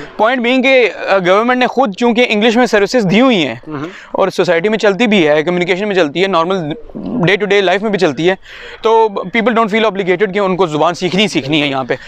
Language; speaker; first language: Urdu; non-native, local second language; Punjabi